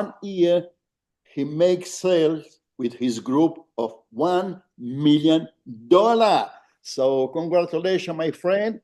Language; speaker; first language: English; non-native, fluent; Portuguese